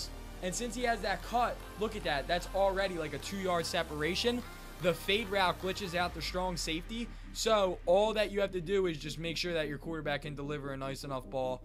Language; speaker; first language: English; native; English